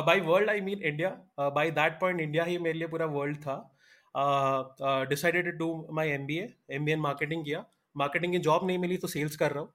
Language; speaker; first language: English; non-native, local second language; Malayalam